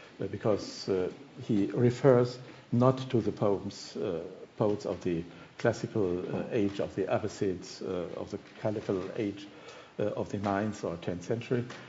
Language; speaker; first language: English; non-native, fluent; German